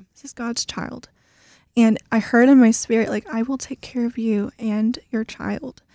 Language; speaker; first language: English; native; English